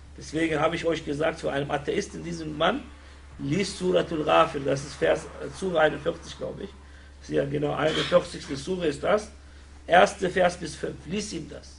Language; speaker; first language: German; non-native, fluent; Arabic